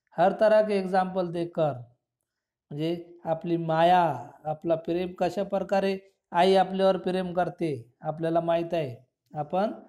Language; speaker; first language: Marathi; non-native, local second language; Urdu